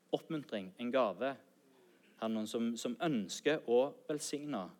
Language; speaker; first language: Norwegian; native; Norwegian